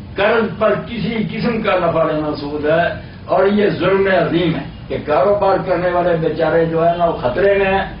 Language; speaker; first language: Urdu; non-native, local second language; Punjabi